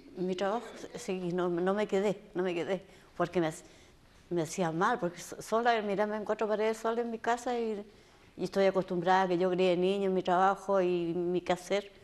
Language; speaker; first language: Spanish; native; Spanish